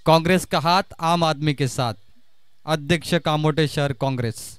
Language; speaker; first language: Hindi; non-native, local second language; Marathi